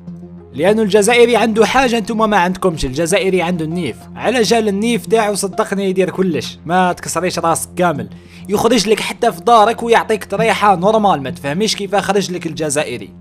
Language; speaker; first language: Arabic; native; Arabic